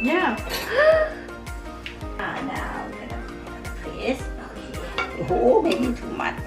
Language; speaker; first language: English; non-native, learner; Thai